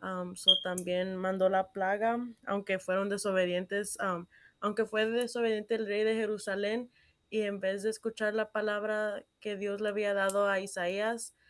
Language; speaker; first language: Spanish; early bilingual, heritage; Spanish